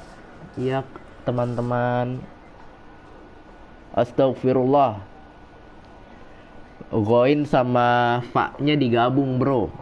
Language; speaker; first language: Indonesian; native; Indonesian